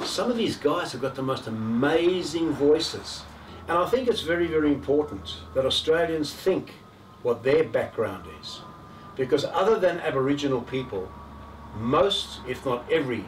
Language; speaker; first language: English; native; English